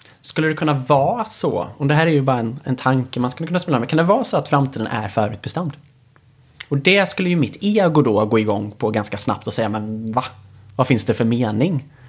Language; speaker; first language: Swedish; native; Swedish